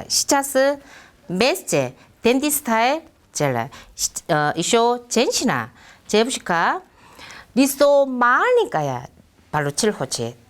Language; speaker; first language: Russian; non-native, learner; Korean